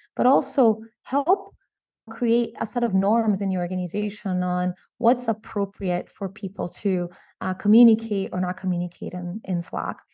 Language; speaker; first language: English; non-native, fluent; Portuguese